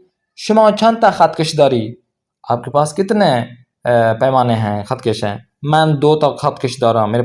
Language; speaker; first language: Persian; non-native, fluent; Urdu